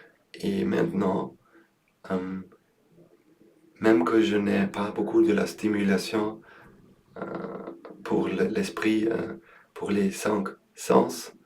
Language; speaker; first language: French; non-native, learner; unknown